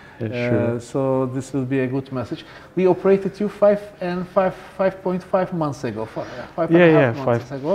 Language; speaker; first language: English; non-native, learner; Turkish